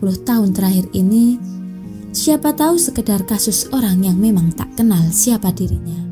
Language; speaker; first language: Indonesian; native; Indonesian